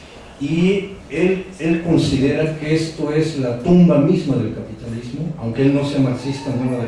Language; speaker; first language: Spanish; native; Spanish